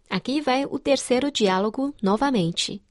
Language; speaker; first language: Portuguese; non-native, fluent; Chinese